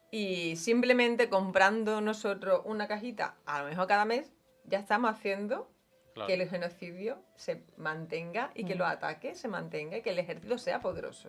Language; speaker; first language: Spanish; native; Spanish